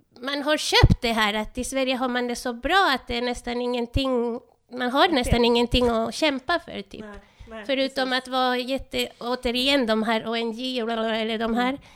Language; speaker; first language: Swedish; non-native, fluent; Spanish